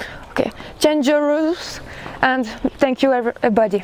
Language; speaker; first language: English; non-native, learner; French